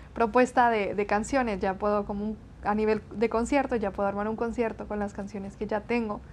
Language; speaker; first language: Spanish; native; Spanish